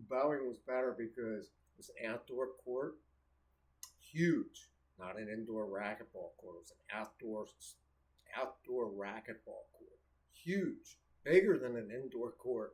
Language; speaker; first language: English; native; English